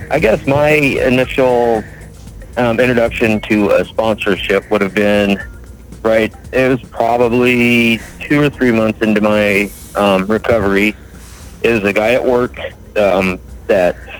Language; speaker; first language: English; native; English